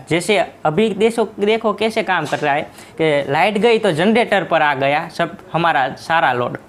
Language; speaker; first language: Hindi; non-native, local second language; Gujarati